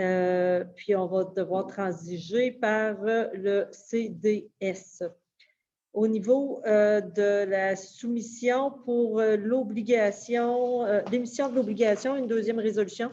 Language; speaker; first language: French; native; French